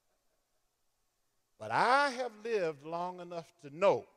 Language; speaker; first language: English; native; English